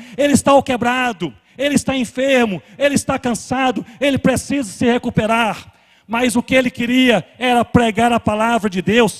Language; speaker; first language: Portuguese; native; Portuguese